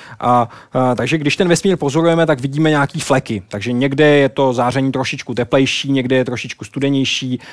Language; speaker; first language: Czech; native; Czech